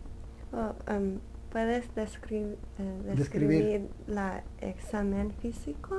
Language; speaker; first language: Spanish; early bilingual, heritage; Spanish